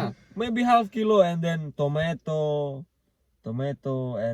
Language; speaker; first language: English; non-native, learner; Indonesian